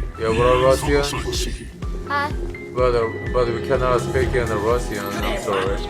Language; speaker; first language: English; non-native, learner; Korean